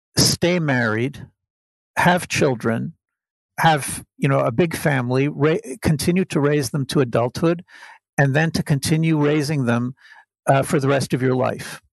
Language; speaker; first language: English; native; English